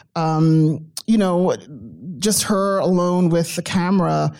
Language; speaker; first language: English; native; English